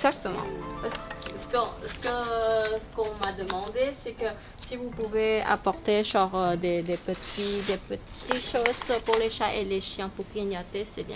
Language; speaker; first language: French; non-native, learner; Thai